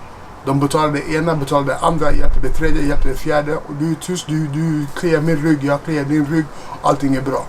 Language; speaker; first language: Swedish; non-native, fluent; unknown